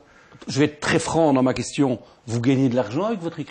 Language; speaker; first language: French; native; French